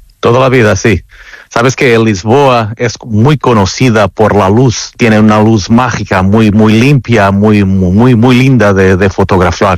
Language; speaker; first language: Spanish; non-native, fluent; Portuguese